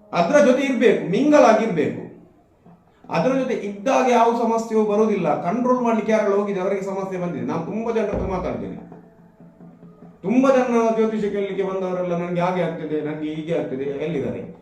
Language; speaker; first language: Kannada; non-native, local second language; Tulu